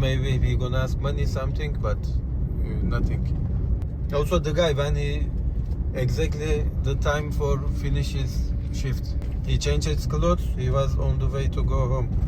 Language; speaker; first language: English; non-native, learner; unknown